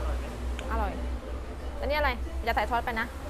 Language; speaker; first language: Vietnamese; non-native, fluent; Thai